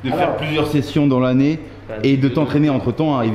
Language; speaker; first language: French; native; French